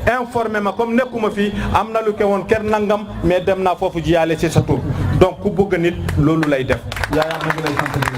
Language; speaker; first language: Wolof; non-native, local second language; Fula